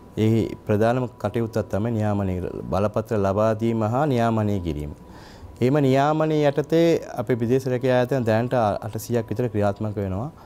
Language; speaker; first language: Sinhala; non-native, local second language; Tamil